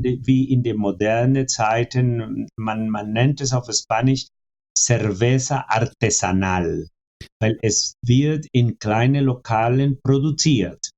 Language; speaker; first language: German; non-native, fluent; Spanish